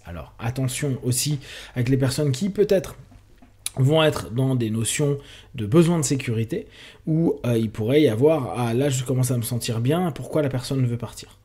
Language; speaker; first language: French; native; French